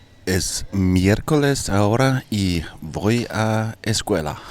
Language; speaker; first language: Spanish; non-native, learner; Danish